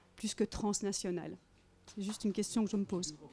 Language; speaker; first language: French; native; French